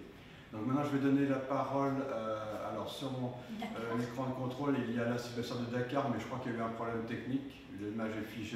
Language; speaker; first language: French; native; French